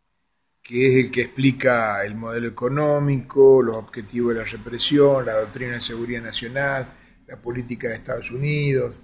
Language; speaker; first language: Spanish; native; Spanish